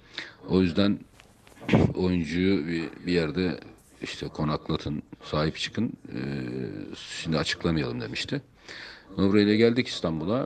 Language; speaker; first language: Turkish; native; Turkish